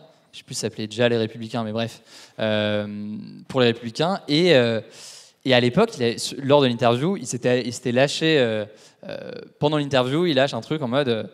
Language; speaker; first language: French; native; French